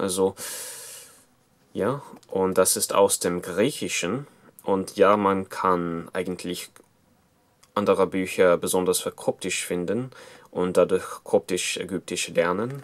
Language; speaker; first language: German; non-native, fluent; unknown